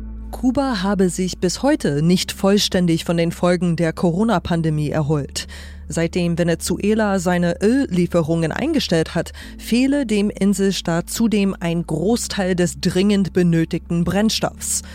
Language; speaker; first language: German; native; German